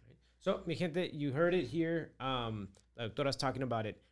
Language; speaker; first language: English; early bilingual, other home language; Spanish